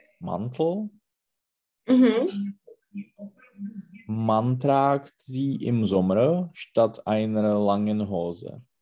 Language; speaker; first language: German; non-native, learner; Czech